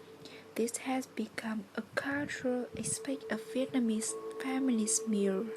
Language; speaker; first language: English; non-native, learner; Vietnamese